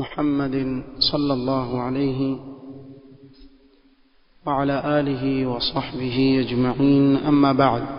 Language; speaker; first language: Arabic; non-native, fluent; Swahili